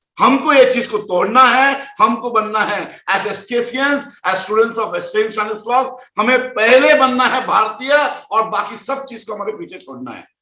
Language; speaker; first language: Hindi; non-native, local second language; Konkani